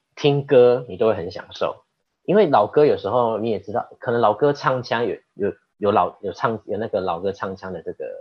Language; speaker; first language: Chinese; native; Chinese